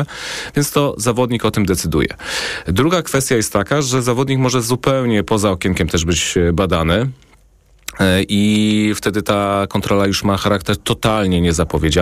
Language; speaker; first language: Polish; native; Polish